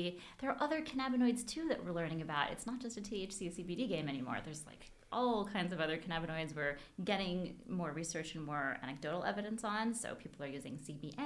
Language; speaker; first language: English; native; English